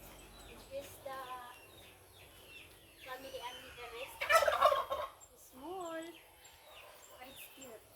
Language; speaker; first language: English; non-native, learner; Filipino